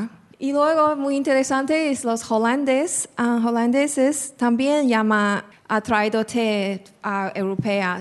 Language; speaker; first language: Spanish; non-native, fluent; Chinese